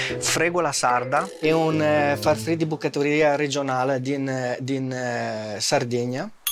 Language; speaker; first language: Romanian; non-native, fluent; Italian